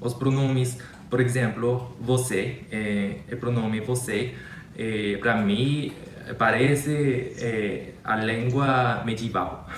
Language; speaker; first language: Portuguese; non-native, learner; Chinese